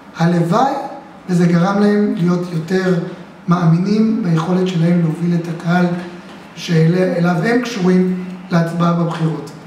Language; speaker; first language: Hebrew; native; Hebrew